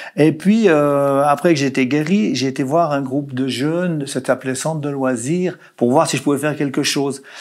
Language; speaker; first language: French; native; French